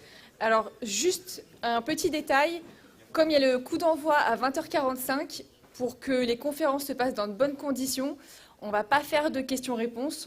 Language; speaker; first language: French; native; French